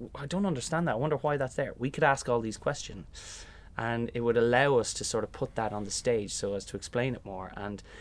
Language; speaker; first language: English; native; English